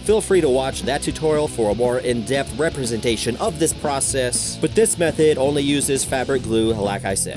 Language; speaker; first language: English; native; English